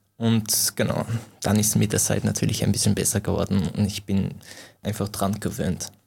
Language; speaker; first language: German; non-native, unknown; Persian